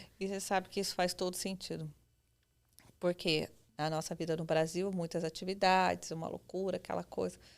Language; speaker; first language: Portuguese; native; Portuguese